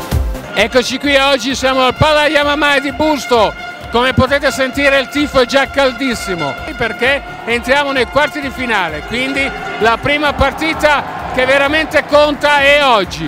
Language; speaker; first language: Italian; native; Italian